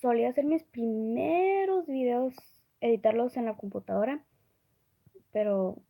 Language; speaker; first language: Spanish; early bilingual, other home language; English